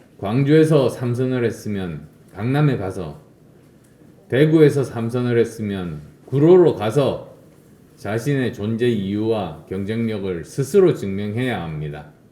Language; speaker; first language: Korean; native; Korean